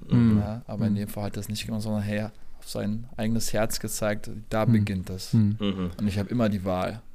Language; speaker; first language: German; native; German